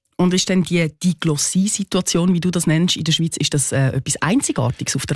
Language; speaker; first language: German; native; German